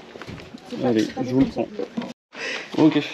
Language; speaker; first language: French; native; French